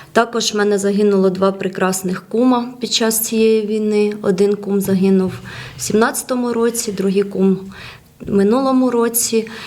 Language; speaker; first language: Ukrainian; non-native, fluent; Georgian